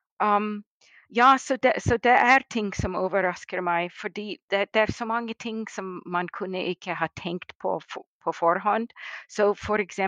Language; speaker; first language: Norwegian; non-native, fluent; English